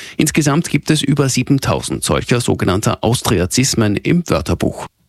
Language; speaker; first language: German; native; German